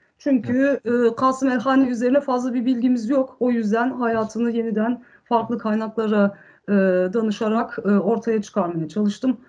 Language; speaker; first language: Turkish; early bilingual, heritage; Turkish